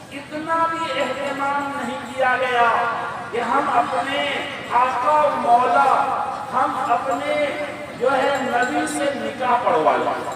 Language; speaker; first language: Urdu; non-native, local second language; Bangla